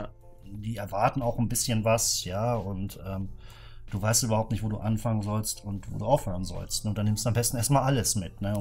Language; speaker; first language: German; native; German